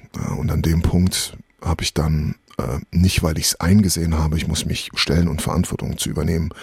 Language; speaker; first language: German; native; German